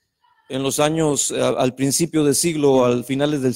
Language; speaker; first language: Spanish; native; Spanish